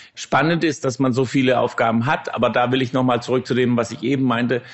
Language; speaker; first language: German; non-native, fluent; Danish